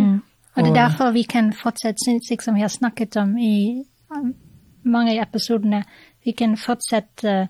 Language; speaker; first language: Norwegian; non-native, fluent; English